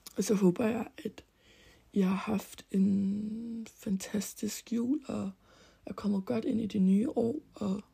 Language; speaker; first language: Danish; early bilingual, other home language; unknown